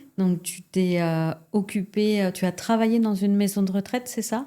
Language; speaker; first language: French; native; French